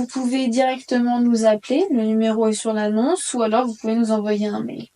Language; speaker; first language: French; native; French